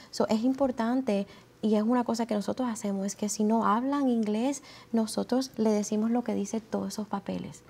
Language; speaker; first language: Spanish; early bilingual, heritage; Spanish